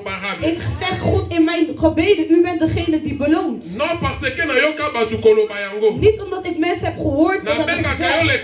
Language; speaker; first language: Dutch; non-native, learner; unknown